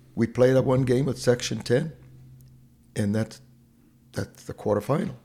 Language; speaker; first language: English; non-native, fluent; Hungarian